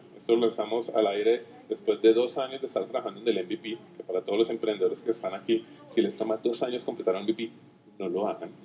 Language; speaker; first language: Spanish; native; Spanish